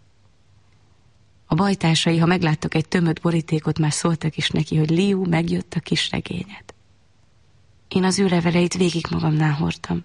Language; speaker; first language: Hungarian; non-native, fluent; Chinese